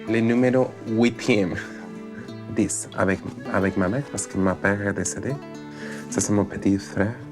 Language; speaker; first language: French; non-native, fluent; Spanish